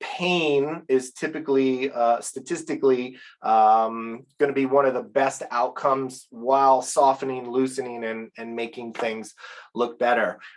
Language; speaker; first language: English; native; English